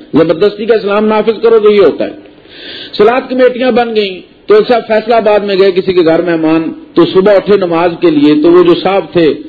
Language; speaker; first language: Urdu; non-native, local second language; Punjabi